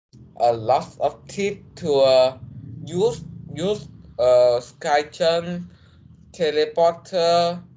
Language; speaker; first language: English; non-native, learner; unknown